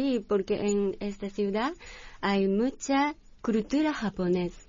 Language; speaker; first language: Spanish; non-native, learner; Japanese